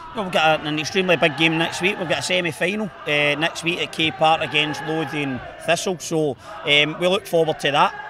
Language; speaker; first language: English; native; English